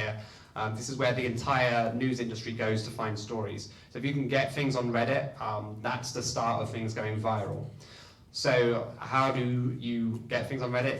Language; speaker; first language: English; native; English